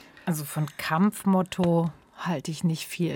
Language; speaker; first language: German; native; German